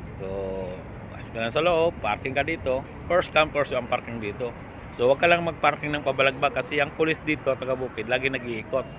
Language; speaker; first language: Filipino; non-native, local second language; Cebuano